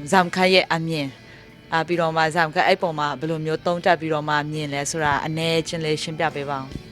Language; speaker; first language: Burmese; non-native, local second language; Tedim Chin